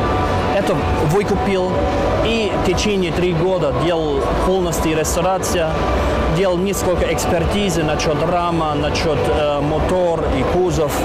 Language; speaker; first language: Russian; non-native, learner; German